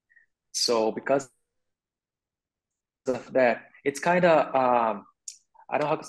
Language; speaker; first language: English; non-native, learner; Portuguese